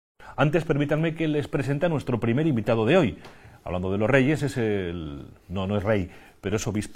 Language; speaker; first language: Spanish; native; Spanish